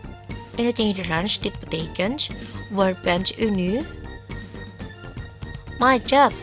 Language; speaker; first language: Dutch; non-native, learner; Indonesian